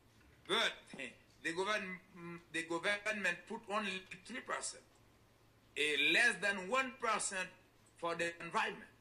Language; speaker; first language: English; non-native, learner; Haitian Creole